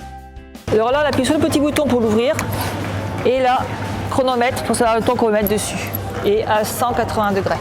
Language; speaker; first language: French; native; French